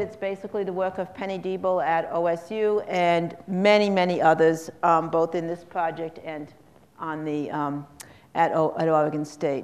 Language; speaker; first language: English; native; English